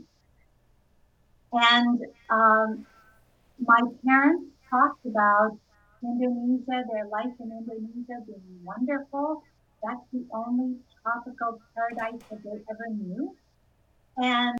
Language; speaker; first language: English; early bilingual, other home language; Indonesian